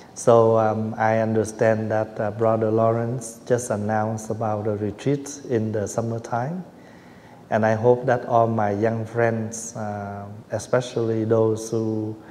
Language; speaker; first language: English; non-native, fluent; Vietnamese